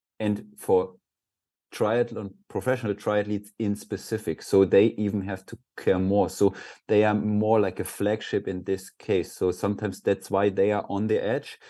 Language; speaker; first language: English; non-native, fluent; German